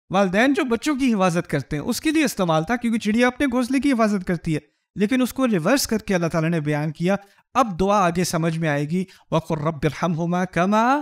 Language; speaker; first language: Urdu; native; Urdu